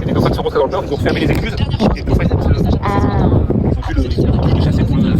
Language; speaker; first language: French; native; French